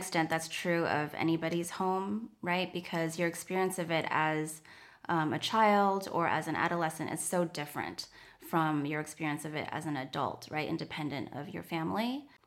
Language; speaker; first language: English; non-native, fluent; Chinese